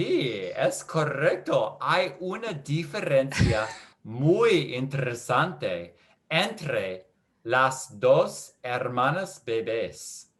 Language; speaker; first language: Spanish; non-native, learner; English